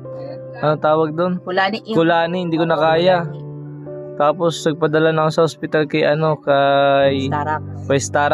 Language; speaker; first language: Filipino; non-native, local second language; Bikol